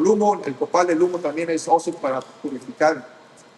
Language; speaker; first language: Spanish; early bilingual, heritage; Spanish